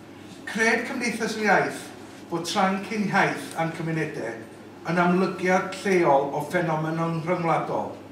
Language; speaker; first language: Welsh; native; Welsh